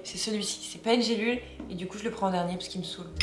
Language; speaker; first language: French; native; French